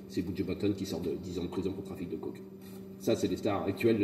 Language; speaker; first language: French; native; French